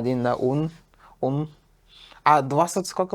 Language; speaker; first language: Russian; non-native, fluent; French